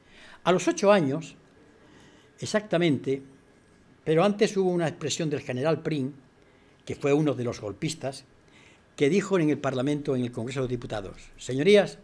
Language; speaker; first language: Spanish; native; Spanish